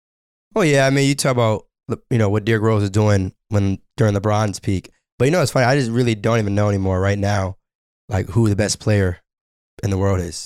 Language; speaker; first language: English; native; English